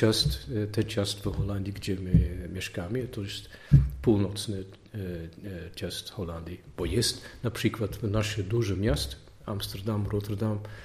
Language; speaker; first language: Polish; non-native, learner; Dutch